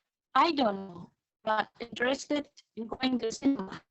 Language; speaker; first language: English; non-native, learner; Indonesian